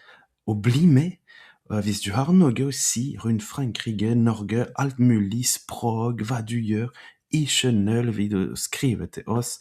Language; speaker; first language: Norwegian; non-native, fluent; French